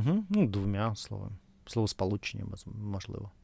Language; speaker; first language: Ukrainian; non-native, fluent; Russian